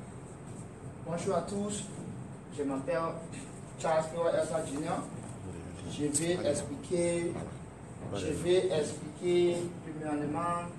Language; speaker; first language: French; non-native, learner; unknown